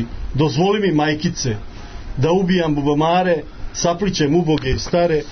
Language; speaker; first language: Serbian; native; Serbian